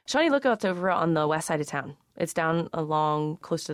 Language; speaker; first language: English; native; English